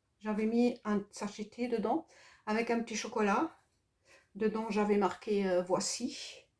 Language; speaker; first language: French; non-native, fluent; German